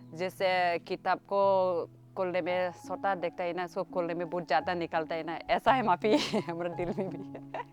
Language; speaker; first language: Hindi; non-native, local second language; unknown